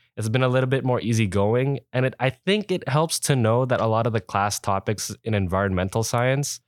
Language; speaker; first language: English; early bilingual, other home language; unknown